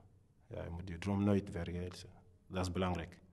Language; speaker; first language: Dutch; non-native, fluent; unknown